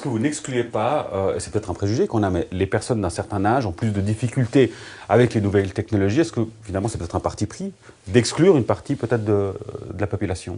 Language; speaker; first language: French; native; French